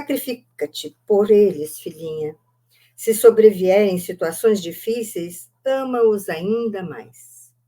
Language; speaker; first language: Portuguese; native; Portuguese